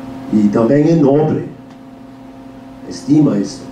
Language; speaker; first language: Portuguese; non-native, fluent; German